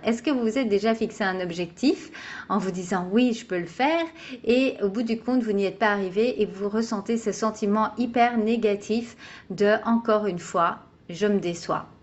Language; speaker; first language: French; native; French